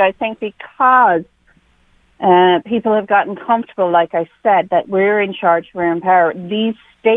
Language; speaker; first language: English; native; English